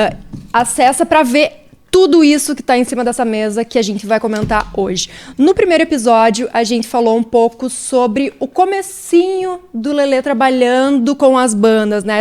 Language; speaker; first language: Portuguese; native; Portuguese